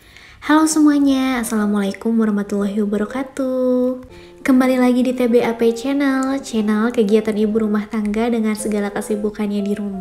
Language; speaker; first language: Indonesian; native; Indonesian